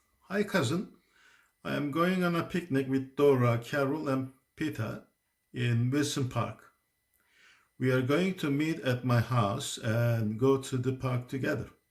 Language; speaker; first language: English; non-native, fluent; Turkish